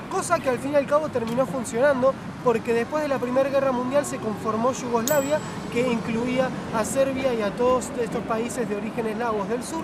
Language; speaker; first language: Spanish; native; Spanish